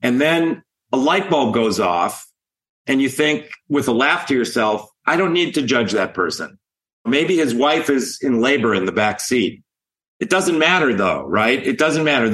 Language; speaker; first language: English; native; English